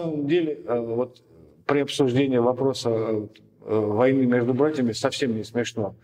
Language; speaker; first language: Russian; native; Russian